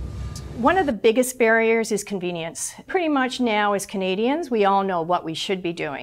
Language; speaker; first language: English; native; English